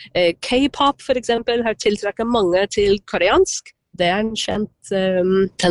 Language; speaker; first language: Norwegian; non-native, fluent; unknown